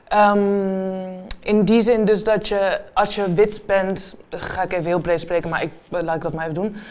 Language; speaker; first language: Dutch; native; Dutch